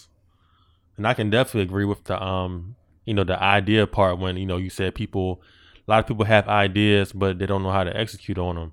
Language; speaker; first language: English; native; English